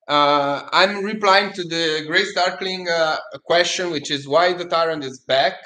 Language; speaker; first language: English; non-native, fluent; Italian